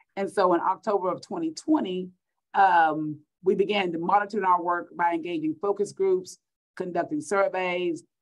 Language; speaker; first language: English; native; English